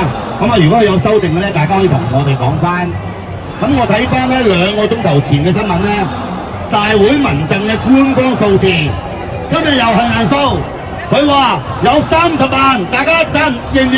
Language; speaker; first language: Cantonese; native; Cantonese